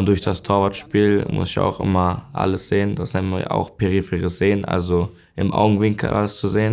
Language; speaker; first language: German; native; German